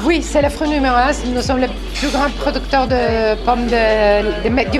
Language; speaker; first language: French; non-native, fluent; Spanish